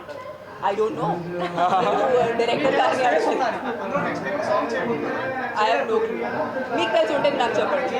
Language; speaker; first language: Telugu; non-native, fluent; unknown